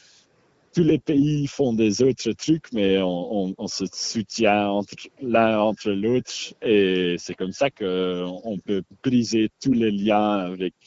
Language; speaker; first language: French; non-native, local second language; Dutch